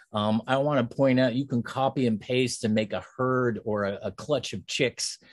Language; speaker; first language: English; native; English